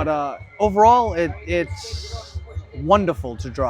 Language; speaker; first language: English; native; English